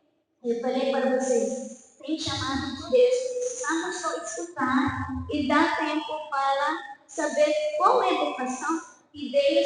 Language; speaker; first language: Portuguese; non-native, fluent; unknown